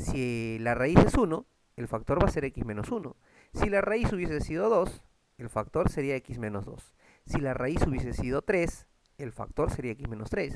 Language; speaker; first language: Spanish; native; Spanish